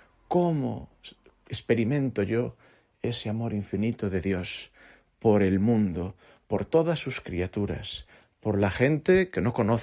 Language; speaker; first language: Spanish; native; Spanish